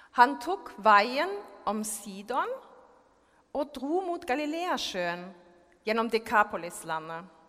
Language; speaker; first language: Norwegian; non-native, fluent; German